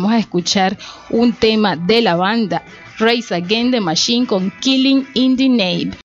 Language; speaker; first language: Spanish; native; Spanish